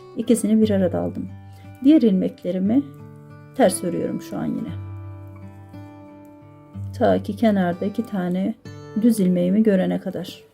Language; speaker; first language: Turkish; native; Turkish